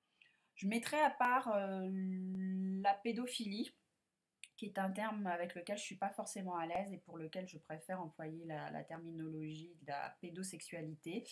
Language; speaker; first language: French; native; French